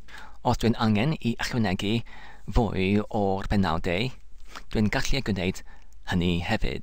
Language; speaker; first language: Welsh; non-native, learner; English